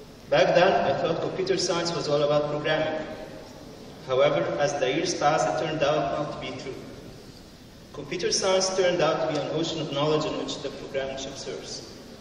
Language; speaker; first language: English; non-native, fluent; Arabic